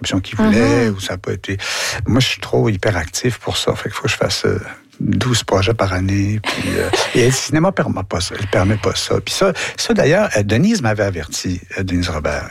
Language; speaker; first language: French; native; French